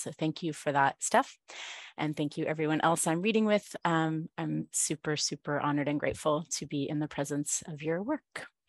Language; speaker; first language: English; native; English